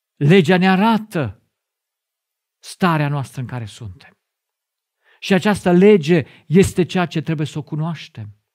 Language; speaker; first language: Romanian; non-native, fluent; German